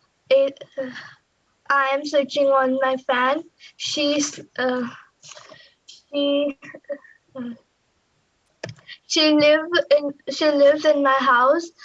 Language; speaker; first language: English; non-native, learner; Hindi